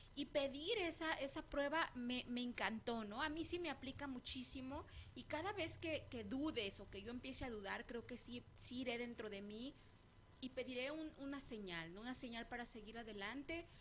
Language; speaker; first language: Spanish; native; Spanish